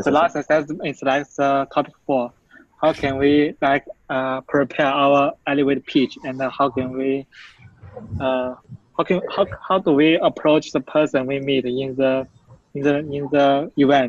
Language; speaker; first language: English; non-native, fluent; Chinese